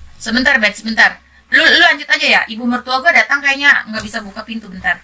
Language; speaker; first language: Indonesian; native; Indonesian